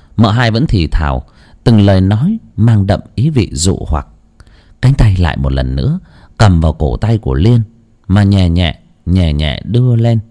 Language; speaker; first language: Vietnamese; non-native, local second language; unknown